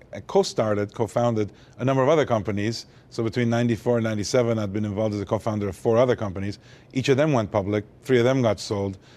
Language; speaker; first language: English; early bilingual, other home language; Armenian